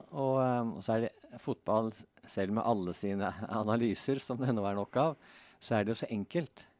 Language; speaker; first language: Norwegian; native; Norwegian